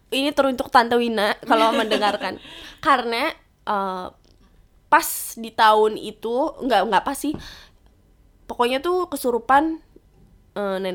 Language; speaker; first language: Indonesian; native; Indonesian